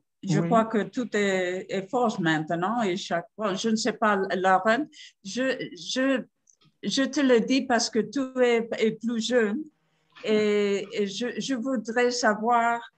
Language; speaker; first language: French; non-native, fluent; Spanish